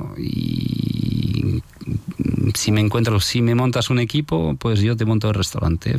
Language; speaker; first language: Spanish; non-native, fluent; French